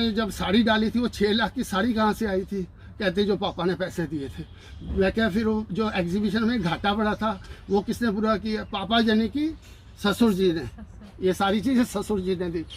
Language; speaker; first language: Hindi; non-native, local second language; Punjabi